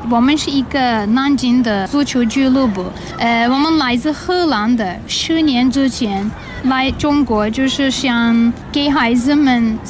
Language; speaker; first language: Chinese; non-native, fluent; Dutch